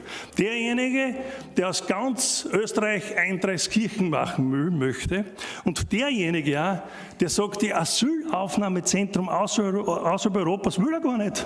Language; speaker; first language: German; native; German